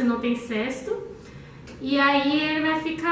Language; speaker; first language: Portuguese; non-native, learner; Chinese